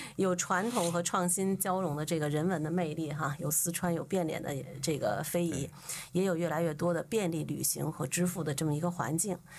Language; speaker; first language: Chinese; native; Chinese